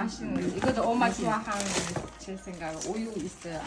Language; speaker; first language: Korean; non-native, learner; Kazakh